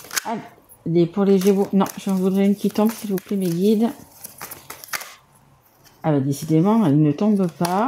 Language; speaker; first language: French; native; French